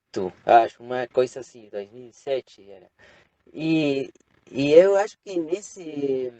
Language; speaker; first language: Portuguese; non-native, fluent; Spanish